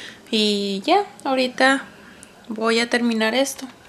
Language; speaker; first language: Spanish; native; Spanish